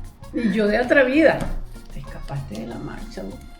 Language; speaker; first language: Spanish; native; Spanish